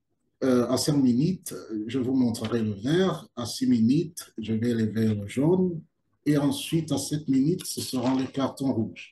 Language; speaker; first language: French; non-native, local second language; Kinyarwanda